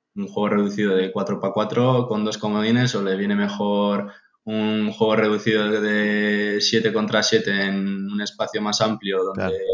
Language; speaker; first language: Spanish; native; Spanish